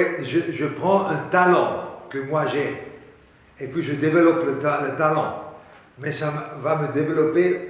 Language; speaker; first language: French; non-native, learner; Hebrew